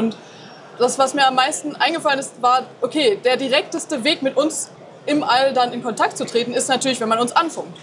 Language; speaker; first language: German; native; German